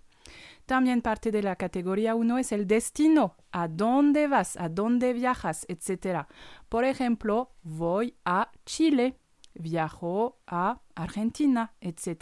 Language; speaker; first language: Spanish; non-native, fluent; French